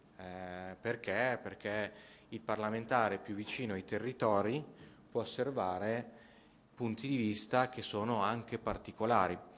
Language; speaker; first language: Italian; native; Italian